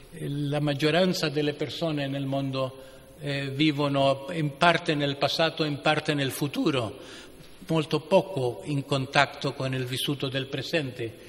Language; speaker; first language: Italian; non-native, fluent; Spanish